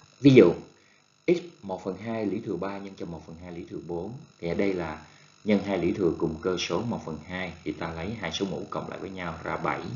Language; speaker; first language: Vietnamese; native; Vietnamese